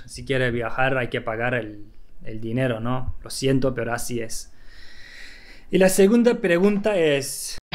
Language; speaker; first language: Spanish; non-native, fluent; Turkish